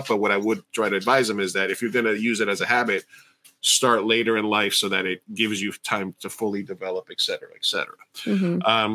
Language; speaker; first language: English; native; English